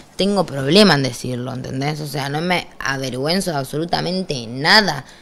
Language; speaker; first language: Spanish; native; Spanish